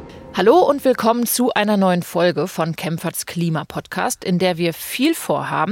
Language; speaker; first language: German; native; German